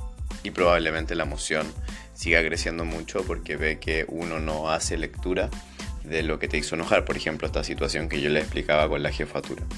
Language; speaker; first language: Spanish; native; Spanish